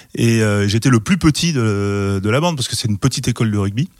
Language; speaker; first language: French; native; French